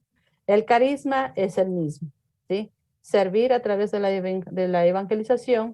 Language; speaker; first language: Spanish; native; Spanish